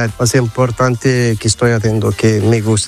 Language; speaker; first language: Spanish; non-native, learner; Arabic